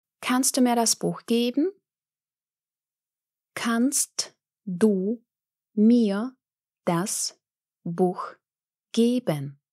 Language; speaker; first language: German; non-native, fluent; Russian